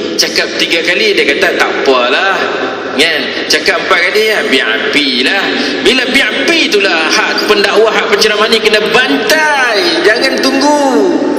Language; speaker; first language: Malay; native; Malay